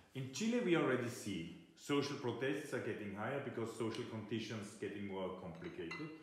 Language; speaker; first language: English; non-native, fluent; German